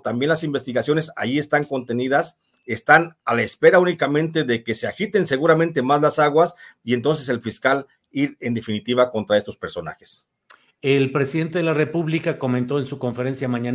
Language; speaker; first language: Spanish; native; Spanish